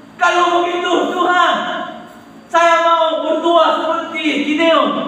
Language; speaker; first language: Indonesian; non-native, fluent; Korean